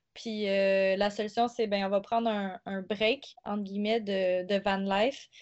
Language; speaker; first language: French; native; French